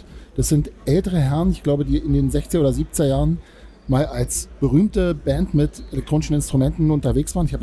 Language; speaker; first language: German; native; German